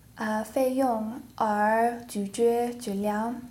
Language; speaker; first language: Chinese; non-native, learner; English